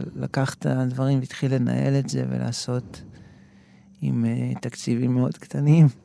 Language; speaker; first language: Hebrew; native; Hebrew